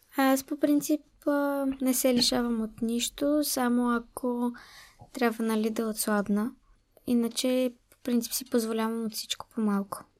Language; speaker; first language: Bulgarian; early bilingual, heritage; Bulgarian